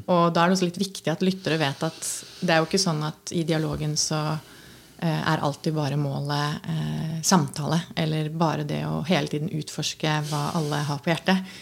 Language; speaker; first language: Norwegian; native; Norwegian